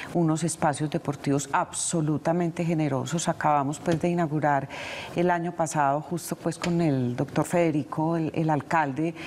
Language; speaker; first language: Spanish; native; Spanish